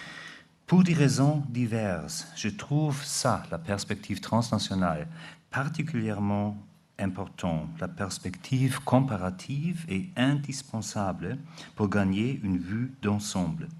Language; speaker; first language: French; non-native, learner; German